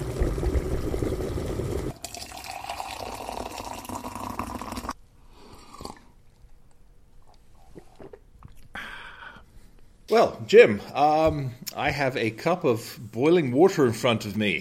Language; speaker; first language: English; native; English